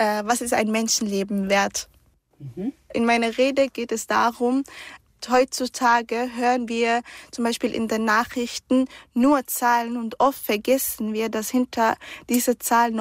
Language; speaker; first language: German; early bilingual, other home language; Arabic